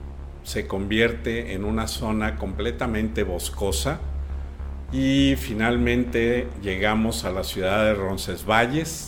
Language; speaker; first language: Spanish; native; Spanish